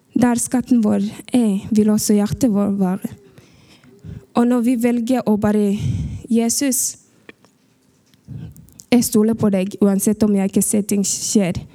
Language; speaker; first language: Norwegian; early bilingual, other home language; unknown